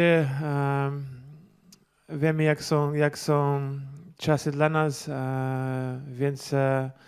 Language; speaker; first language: Polish; non-native, learner; Portuguese